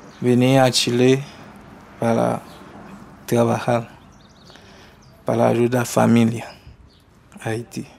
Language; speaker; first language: Spanish; non-native, learner; Haitian Creole